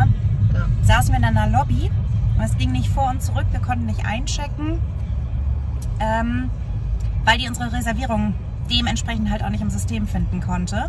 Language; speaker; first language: German; native; German